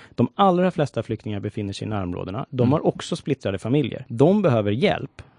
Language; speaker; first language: Swedish; native; Swedish